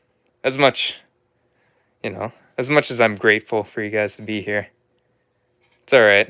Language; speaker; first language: English; native; English